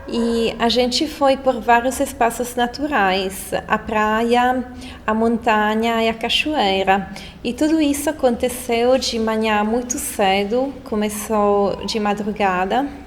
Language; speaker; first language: Portuguese; non-native, fluent; Italian